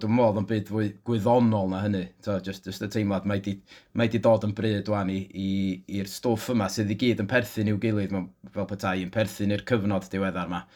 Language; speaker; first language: Welsh; native; Welsh